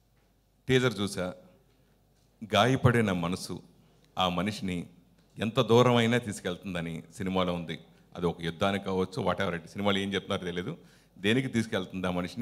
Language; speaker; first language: Telugu; native; Telugu